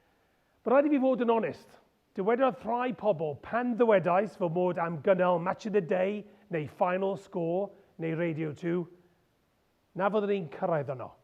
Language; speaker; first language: Welsh; non-native, local second language; English